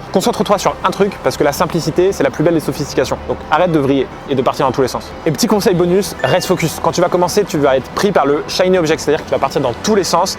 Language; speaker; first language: French; native; French